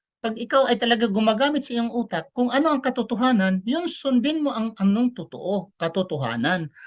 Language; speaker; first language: Filipino; non-native, local second language; Cebuano